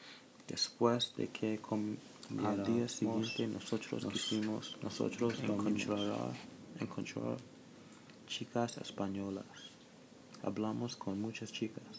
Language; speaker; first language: Spanish; non-native, learner; English